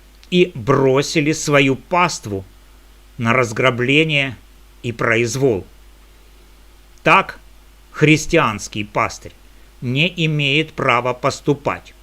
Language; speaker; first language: Russian; native; Russian